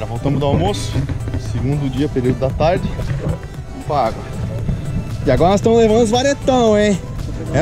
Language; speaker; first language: Portuguese; native; Portuguese